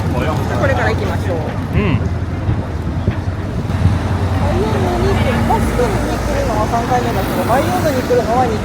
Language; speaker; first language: Japanese; native; Japanese